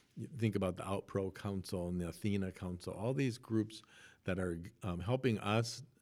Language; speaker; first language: English; native; English